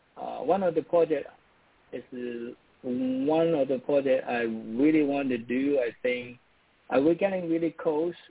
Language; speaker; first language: English; non-native, local second language; Cantonese